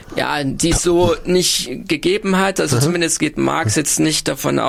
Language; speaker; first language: German; native; German